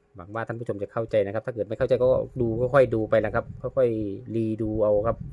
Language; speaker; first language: Thai; native; Thai